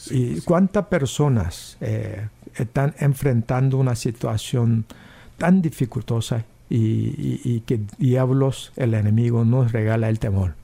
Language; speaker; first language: Spanish; non-native, fluent; Korean